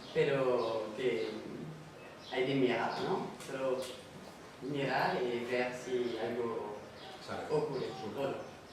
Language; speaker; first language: Spanish; non-native, fluent; French